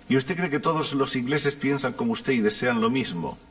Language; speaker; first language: Spanish; native; Spanish